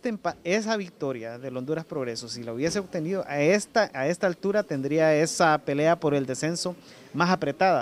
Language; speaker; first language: Spanish; native; Spanish